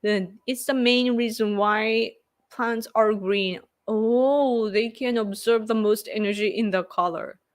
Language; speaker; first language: English; non-native, fluent; Japanese